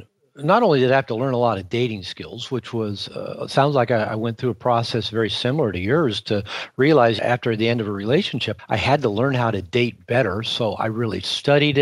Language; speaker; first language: English; native; English